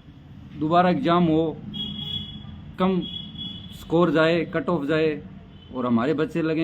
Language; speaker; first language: Hindi; native; Hindi